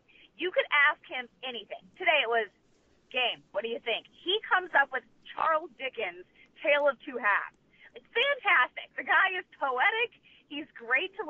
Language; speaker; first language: English; native; English